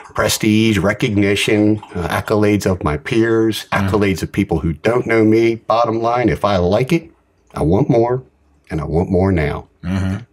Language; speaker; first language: English; native; English